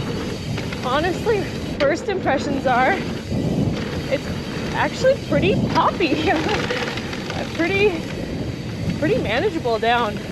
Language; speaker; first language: English; native; English